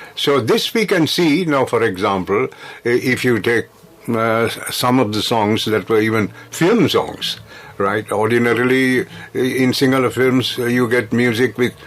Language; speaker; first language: English; non-native, local second language; Sinhala